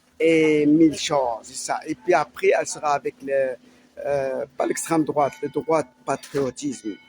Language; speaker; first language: French; non-native, learner; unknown